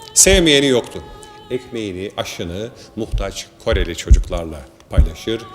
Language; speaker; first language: Turkish; native; Turkish